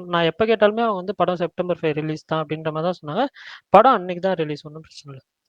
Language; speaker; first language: Tamil; native; Tamil